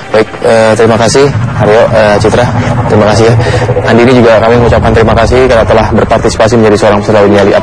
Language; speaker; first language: Indonesian; native; Indonesian